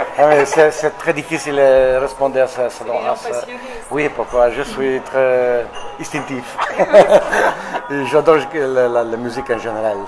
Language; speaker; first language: French; non-native, fluent; Italian